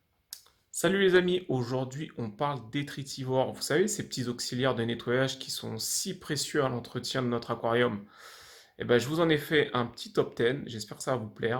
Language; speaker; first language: French; native; French